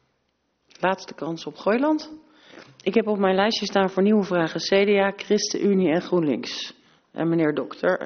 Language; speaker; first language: Dutch; native; Dutch